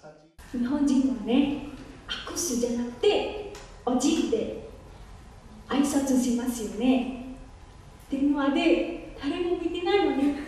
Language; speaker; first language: Japanese; non-native, learner; Indonesian